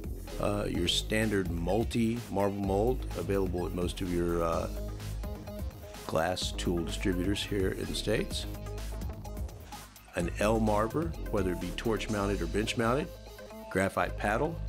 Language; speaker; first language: English; native; English